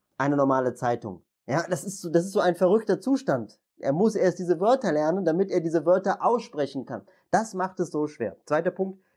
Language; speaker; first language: German; native; German